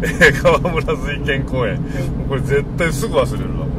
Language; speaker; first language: Japanese; native; Japanese